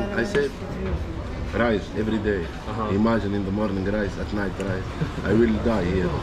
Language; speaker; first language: English; non-native, learner; Turkish